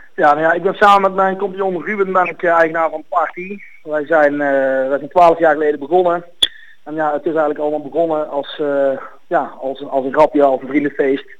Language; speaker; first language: Dutch; native; Dutch